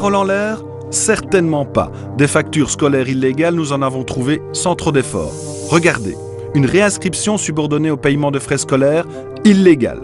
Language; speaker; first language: French; native; French